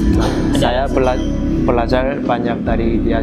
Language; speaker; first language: Indonesian; non-native, learner; Korean